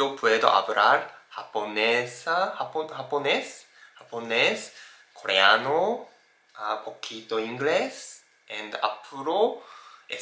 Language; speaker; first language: Spanish; non-native, learner; Japanese